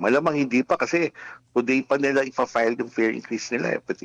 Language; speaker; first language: Filipino; native; Filipino